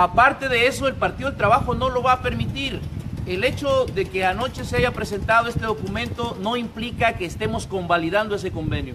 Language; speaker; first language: Spanish; native; Spanish